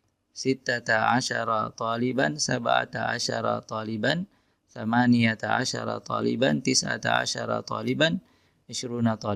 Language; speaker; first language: Arabic; non-native, fluent; Indonesian